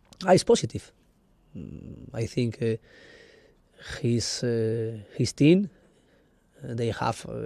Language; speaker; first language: English; non-native, learner; Spanish